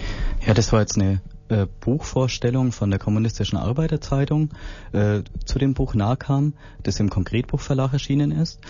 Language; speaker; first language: German; native; German